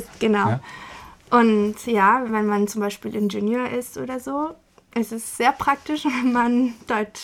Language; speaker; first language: German; non-native, fluent; Spanish